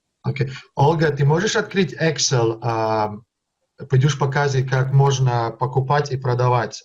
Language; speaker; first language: Russian; early bilingual, heritage; Russian